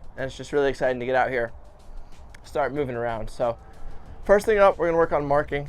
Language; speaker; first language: English; native; English